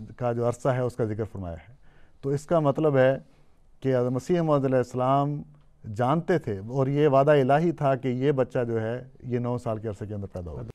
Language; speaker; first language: Urdu; native; Urdu